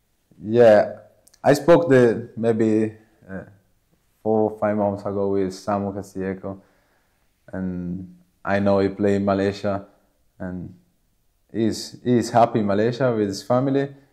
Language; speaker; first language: English; non-native, learner; Italian